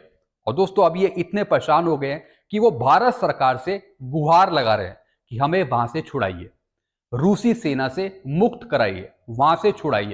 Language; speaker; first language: Hindi; native; Hindi